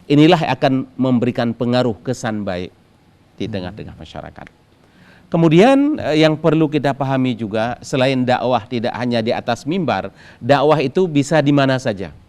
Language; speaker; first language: Indonesian; native; Indonesian